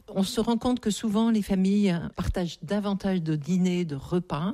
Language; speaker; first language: French; native; French